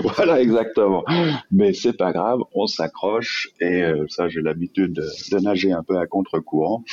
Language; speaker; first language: French; native; French